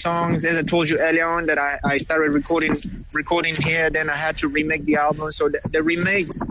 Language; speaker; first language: English; non-native, fluent; Kongo